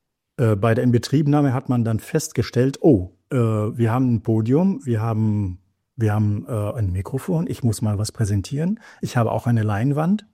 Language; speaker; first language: German; native; German